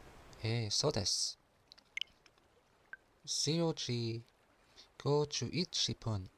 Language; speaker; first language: Japanese; non-native, learner; English